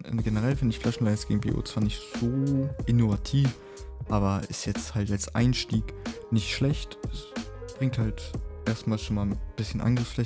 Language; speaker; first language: German; native; German